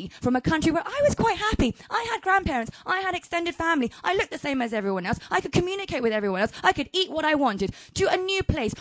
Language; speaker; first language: English; early bilingual, other home language; Chinese